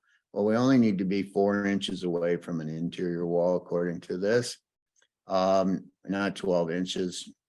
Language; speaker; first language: English; native; English